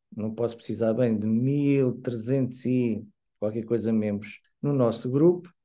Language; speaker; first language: Portuguese; native; Portuguese